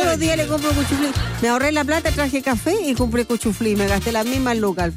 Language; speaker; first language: Spanish; native; Spanish